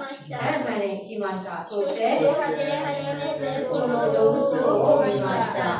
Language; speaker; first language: Japanese; non-native, learner; Burmese